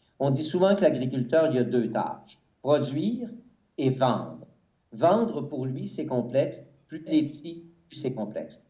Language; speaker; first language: French; native; French